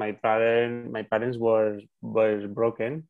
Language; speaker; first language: English; non-native, learner; Spanish